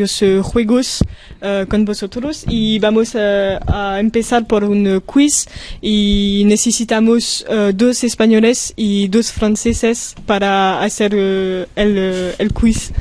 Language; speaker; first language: Spanish; non-native, learner; French